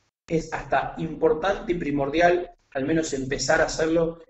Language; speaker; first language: Spanish; native; Spanish